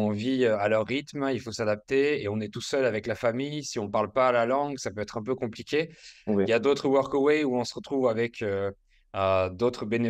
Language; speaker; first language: French; native; French